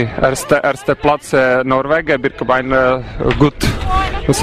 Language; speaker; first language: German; non-native, learner; Slovak